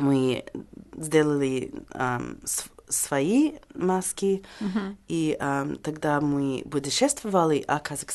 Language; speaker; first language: Russian; non-native, learner; English